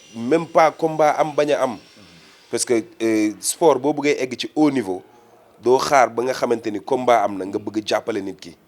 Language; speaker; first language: Wolof; native; Wolof